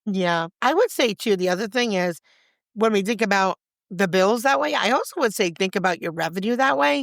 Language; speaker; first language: English; native; English